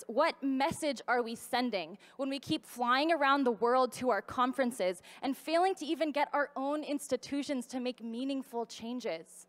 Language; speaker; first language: English; native; English